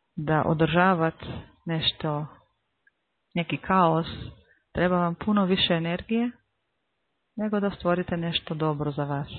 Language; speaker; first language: Serbian; non-native, fluent; Slovenian